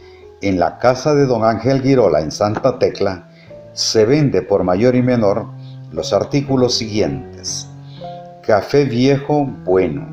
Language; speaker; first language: Spanish; native; Spanish